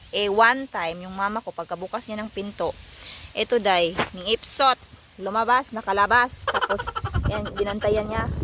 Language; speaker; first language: Filipino; non-native, local second language; Cebuano